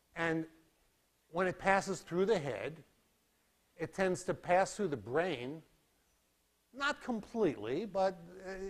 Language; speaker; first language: English; native; English